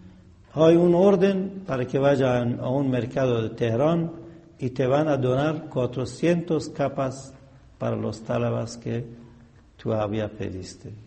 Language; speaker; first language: Spanish; non-native, fluent; Persian